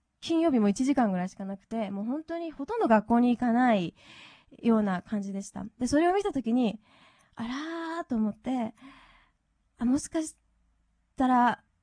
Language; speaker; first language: Japanese; native; Japanese